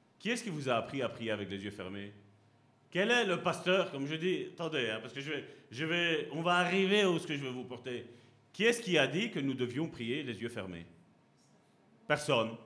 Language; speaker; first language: French; native; French